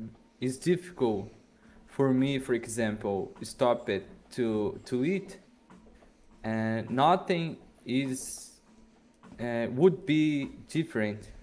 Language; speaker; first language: English; non-native, learner; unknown